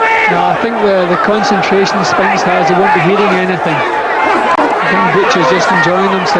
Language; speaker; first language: English; native; English